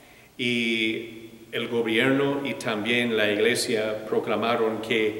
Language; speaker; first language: Spanish; non-native, fluent; English